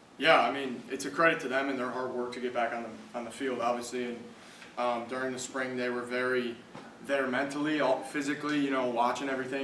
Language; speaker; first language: English; native; English